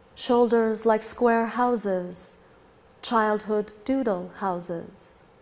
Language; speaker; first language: English; non-native, fluent; Persian